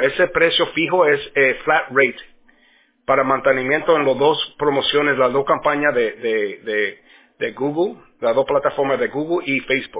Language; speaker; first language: Spanish; early bilingual, heritage; Spanish